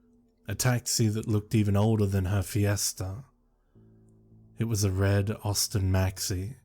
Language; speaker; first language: English; native; English